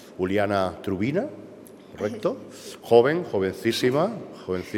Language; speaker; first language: Spanish; native; Spanish